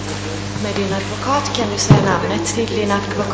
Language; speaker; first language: Swedish; non-native, fluent; Italian